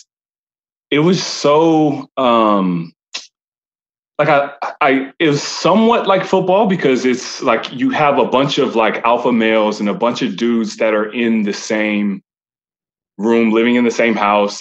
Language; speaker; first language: English; native; English